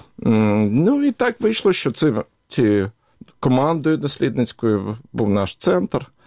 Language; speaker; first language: Ukrainian; native; Ukrainian